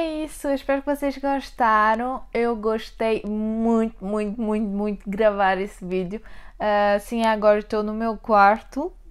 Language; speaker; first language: Portuguese; early bilingual, heritage; Portuguese